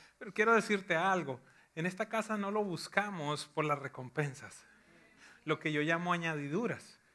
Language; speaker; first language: Spanish; native; Spanish